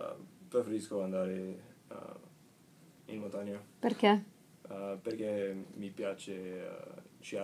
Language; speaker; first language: Italian; non-native, learner; English